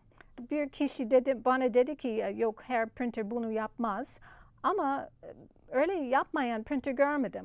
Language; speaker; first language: Turkish; non-native, fluent; English